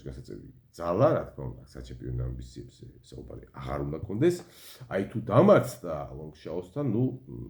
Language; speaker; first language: Georgian; native; Georgian